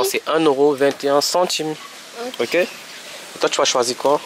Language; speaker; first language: French; native; French